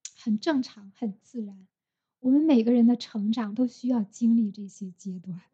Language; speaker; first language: Chinese; native; Chinese